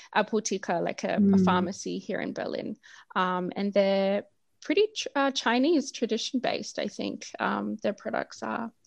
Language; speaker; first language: English; native; English